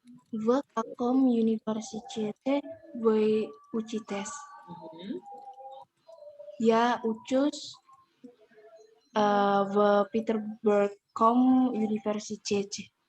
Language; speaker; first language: Russian; non-native, learner; Indonesian